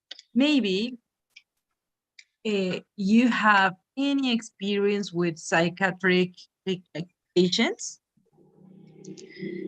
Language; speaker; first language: English; non-native, fluent; Spanish